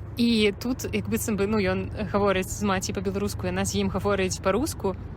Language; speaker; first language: Belarusian; non-native, local second language; Russian